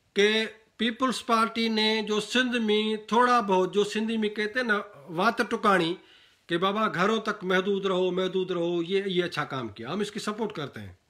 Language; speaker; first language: Urdu; non-native, local second language; Sindhi